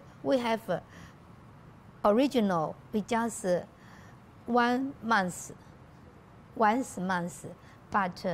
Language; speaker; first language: English; non-native, learner; Chinese